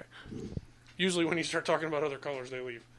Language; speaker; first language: English; native; English